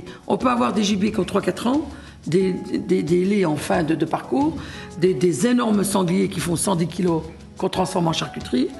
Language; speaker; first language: French; native; French